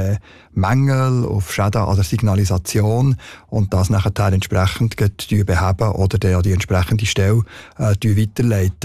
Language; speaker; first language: German; native; German